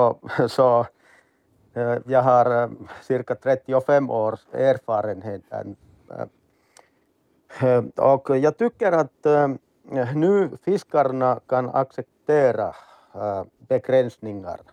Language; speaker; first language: Swedish; non-native, learner; Finnish